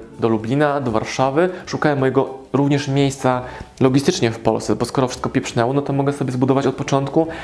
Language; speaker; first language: Polish; native; Polish